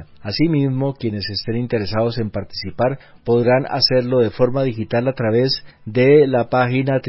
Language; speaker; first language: Spanish; native; Spanish